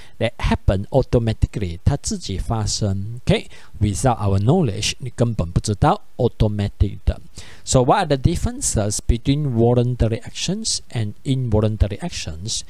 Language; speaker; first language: English; non-native, local second language; Chinese